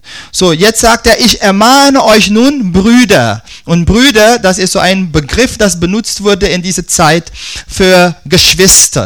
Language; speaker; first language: German; non-native, fluent; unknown